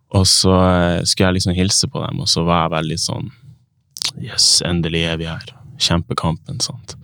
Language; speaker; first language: Norwegian; native; Norwegian